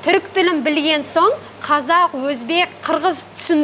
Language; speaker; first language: Turkish; non-native, learner; Kazakh